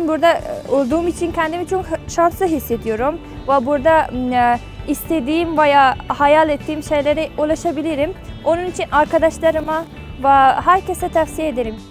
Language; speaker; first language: Turkish; non-native, fluent; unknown